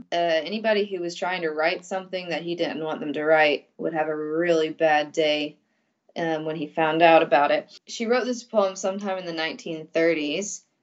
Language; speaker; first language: English; early bilingual, other home language; Russian